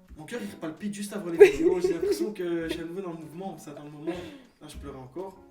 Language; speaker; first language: French; native; French